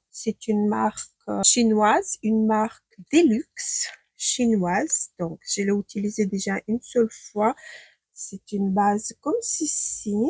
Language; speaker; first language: French; non-native, fluent; Ukrainian